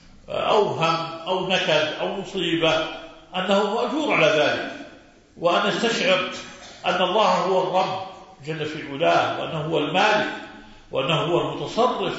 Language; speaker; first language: Arabic; native; Arabic